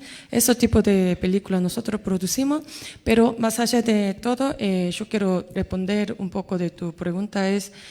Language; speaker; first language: Spanish; non-native, learner; Korean